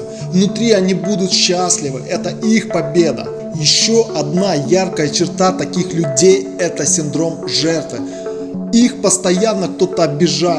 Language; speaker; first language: Russian; native; Russian